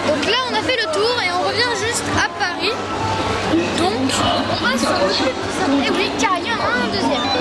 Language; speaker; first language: French; native; French